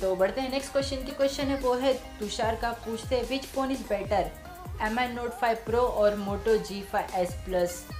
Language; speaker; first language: Hindi; native; Hindi